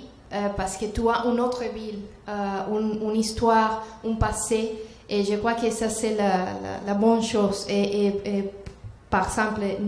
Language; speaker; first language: French; non-native, learner; Spanish